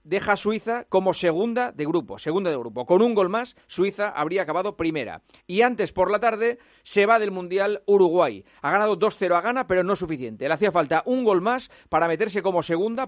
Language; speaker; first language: Spanish; native; Spanish